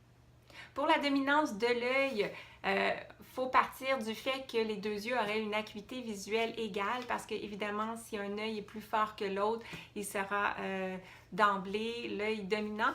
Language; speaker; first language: French; native; French